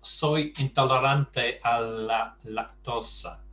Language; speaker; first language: Spanish; non-native, fluent; English